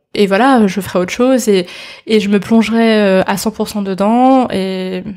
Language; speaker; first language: French; native; French